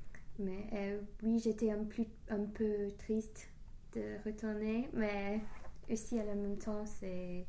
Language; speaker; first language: French; non-native, learner; English